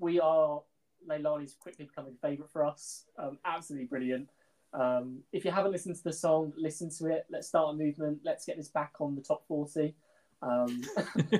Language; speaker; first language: English; native; English